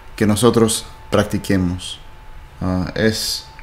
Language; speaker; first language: Spanish; non-native, fluent; English